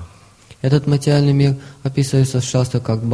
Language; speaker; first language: Russian; native; Russian